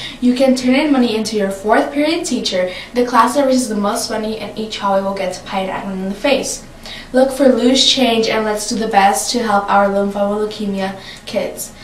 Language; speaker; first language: English; native; English